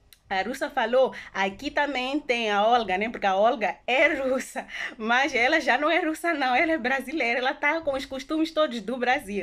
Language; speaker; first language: Portuguese; non-native, local second language; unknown